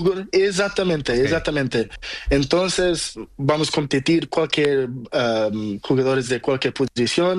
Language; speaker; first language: Spanish; non-native, learner; Portuguese